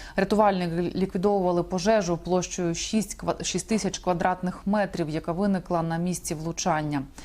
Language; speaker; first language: Ukrainian; native; Ukrainian